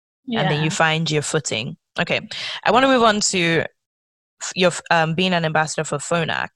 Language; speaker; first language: English; non-native, local second language; Yoruba